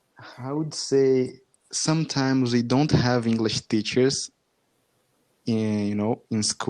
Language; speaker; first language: English; non-native, fluent; Portuguese